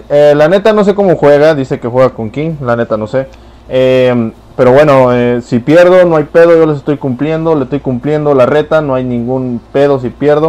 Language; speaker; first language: Spanish; native; Spanish